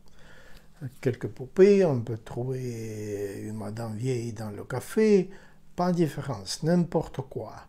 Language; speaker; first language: French; non-native, learner; Ukrainian